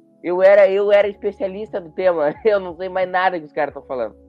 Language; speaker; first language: Portuguese; native; Portuguese